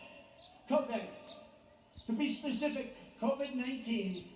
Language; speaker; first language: English; native; English